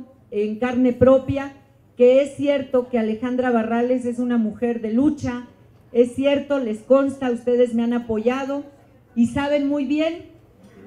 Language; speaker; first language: Spanish; native; Spanish